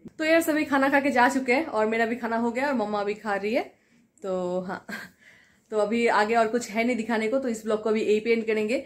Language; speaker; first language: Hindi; non-native, local second language; Bangla